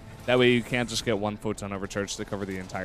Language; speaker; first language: English; native; English